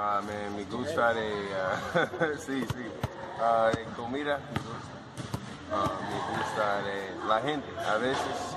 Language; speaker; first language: Spanish; non-native, learner; English